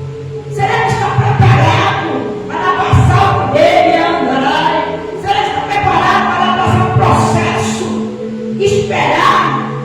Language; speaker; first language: Portuguese; native; Portuguese